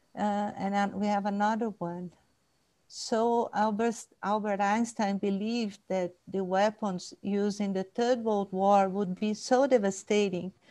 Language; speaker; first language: English; non-native, fluent; Portuguese